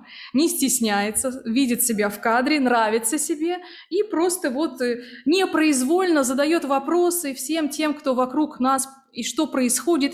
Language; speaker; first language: Russian; native; Russian